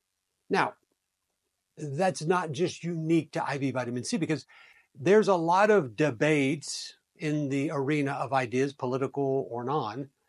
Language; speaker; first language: English; native; English